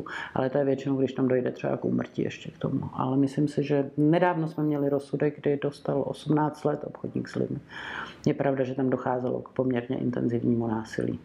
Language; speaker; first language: Czech; native; Czech